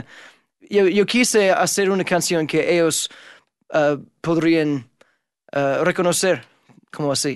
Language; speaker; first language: Spanish; non-native, fluent; English